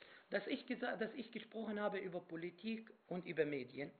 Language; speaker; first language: German; non-native, fluent; Arabic